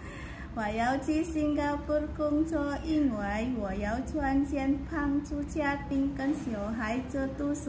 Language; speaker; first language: Chinese; non-native, learner; Indonesian